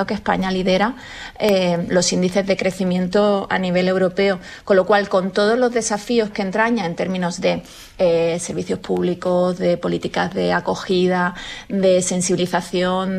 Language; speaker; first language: Spanish; native; Spanish